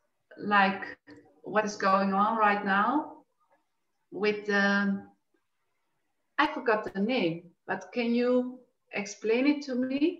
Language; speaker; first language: English; non-native, fluent; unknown